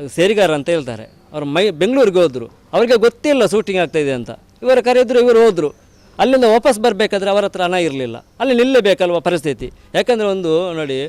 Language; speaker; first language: Kannada; native; Kannada